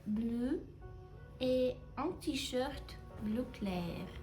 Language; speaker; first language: French; non-native, learner; Russian